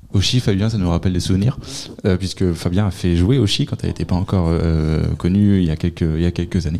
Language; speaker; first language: French; native; French